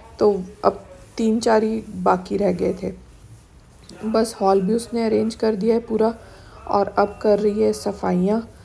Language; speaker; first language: Hindi; native; Hindi